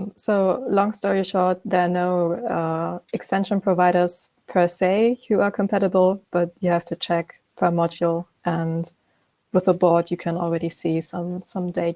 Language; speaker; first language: English; non-native, fluent; German